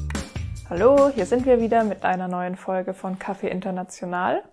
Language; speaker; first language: German; native; German